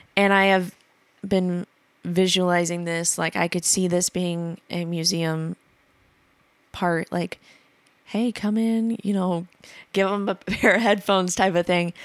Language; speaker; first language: English; native; English